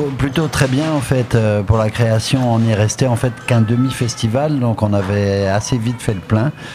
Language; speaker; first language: French; native; French